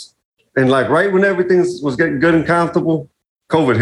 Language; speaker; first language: English; native; English